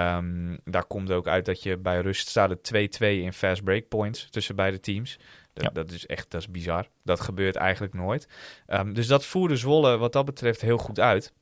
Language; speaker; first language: Dutch; native; Dutch